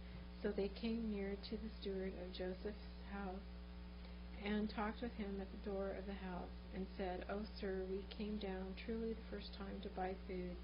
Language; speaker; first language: English; native; English